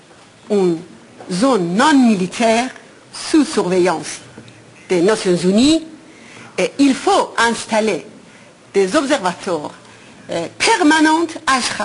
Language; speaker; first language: French; non-native, fluent; Persian